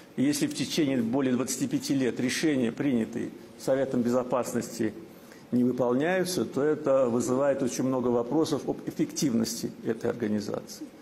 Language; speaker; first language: Russian; non-native, local second language; Azerbaijani